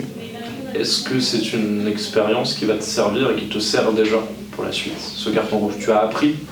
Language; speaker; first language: French; native; French